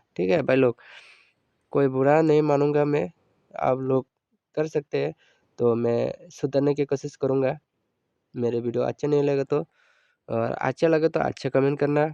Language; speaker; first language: Hindi; non-native, local second language; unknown